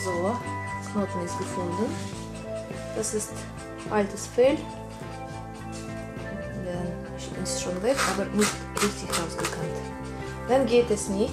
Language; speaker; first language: German; non-native, learner; Russian